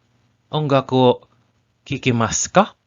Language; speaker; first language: Japanese; non-native, learner; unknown